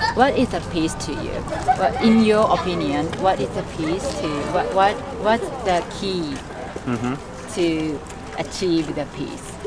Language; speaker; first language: English; non-native, learner; Japanese